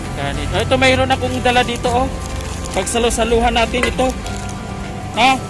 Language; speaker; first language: Filipino; non-native, local second language; Cebuano